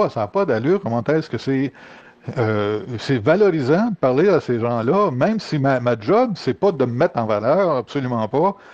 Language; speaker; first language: French; native; French